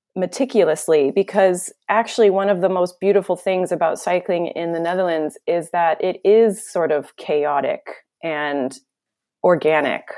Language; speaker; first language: English; native; English